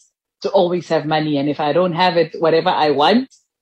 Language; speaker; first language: English; non-native, local second language; Tswana